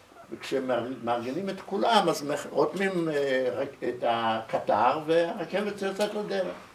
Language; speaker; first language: Hebrew; early bilingual, other home language; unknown